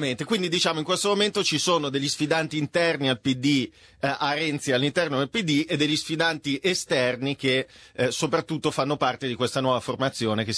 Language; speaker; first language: Italian; native; Italian